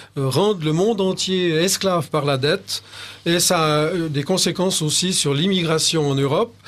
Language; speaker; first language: French; native; French